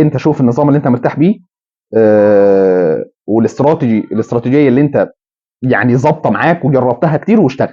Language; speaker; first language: Arabic; native; Arabic